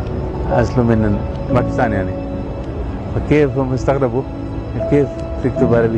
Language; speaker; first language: Arabic; non-native, fluent; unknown